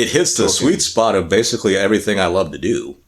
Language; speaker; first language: English; native; English